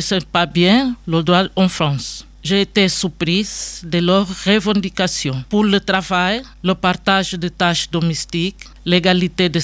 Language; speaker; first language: French; non-native, fluent; Portuguese